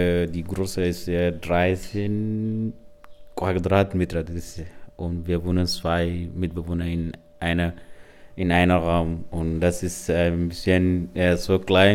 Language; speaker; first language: German; non-native, learner; Arabic